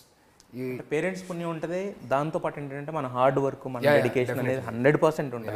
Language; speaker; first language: Telugu; native; Telugu